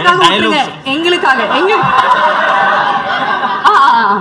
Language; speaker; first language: Tamil; native; Tamil